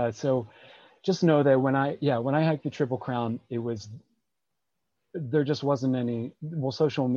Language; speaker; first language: English; native; English